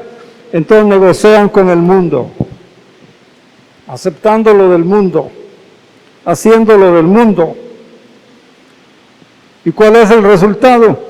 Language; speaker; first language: Spanish; native; Spanish